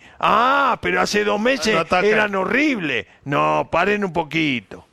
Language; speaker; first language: Spanish; native; Spanish